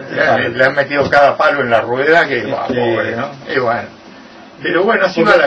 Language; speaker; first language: Spanish; native; Spanish